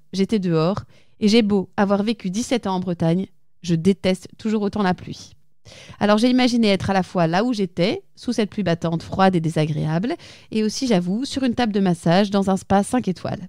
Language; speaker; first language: French; native; French